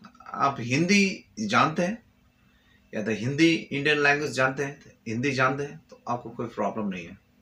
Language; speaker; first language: Hindi; non-native, fluent; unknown